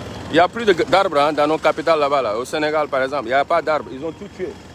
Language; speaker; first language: French; non-native, local second language; Wolof